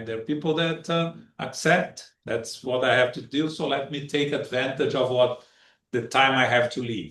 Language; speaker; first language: English; non-native, fluent; Portuguese